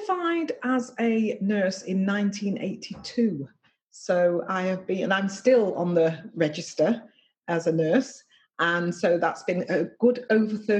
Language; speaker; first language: English; native; English